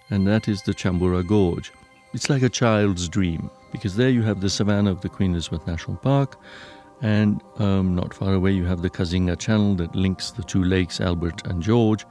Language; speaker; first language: English; non-native, local second language; Punjabi